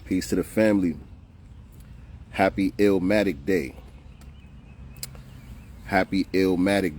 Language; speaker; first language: English; native; English